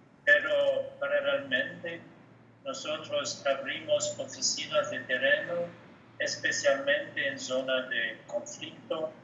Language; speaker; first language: Spanish; non-native, fluent; French